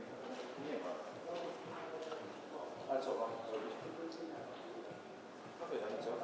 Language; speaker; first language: Polish; non-native, learner; English